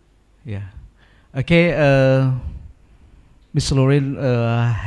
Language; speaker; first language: English; non-native, local second language; Indonesian